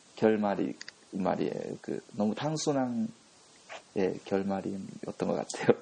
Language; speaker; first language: Korean; non-native, fluent; Japanese